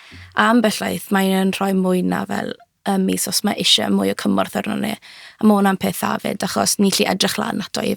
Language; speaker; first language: Welsh; native; Welsh